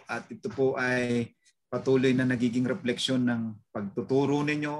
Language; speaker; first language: Filipino; native; Filipino